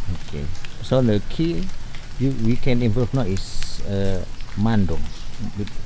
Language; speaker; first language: English; non-native, learner; Indonesian